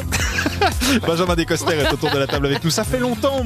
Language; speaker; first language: French; native; French